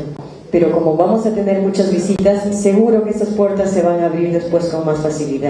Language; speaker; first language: Spanish; native; Spanish